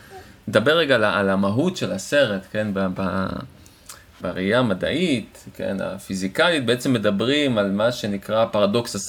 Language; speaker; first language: Hebrew; native; Hebrew